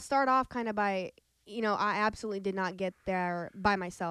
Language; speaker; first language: English; native; English